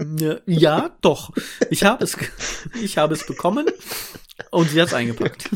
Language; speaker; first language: German; native; German